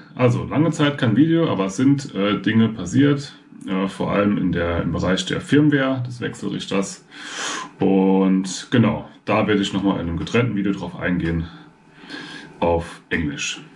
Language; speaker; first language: German; native; German